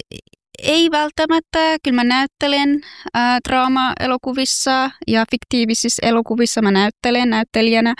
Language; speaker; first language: Finnish; non-native, fluent; Persian